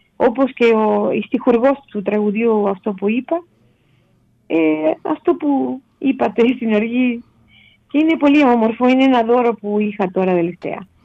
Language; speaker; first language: Greek; non-native, fluent; Spanish